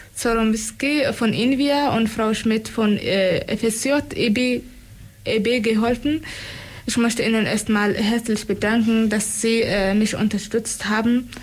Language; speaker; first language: German; non-native, fluent; Tigrinya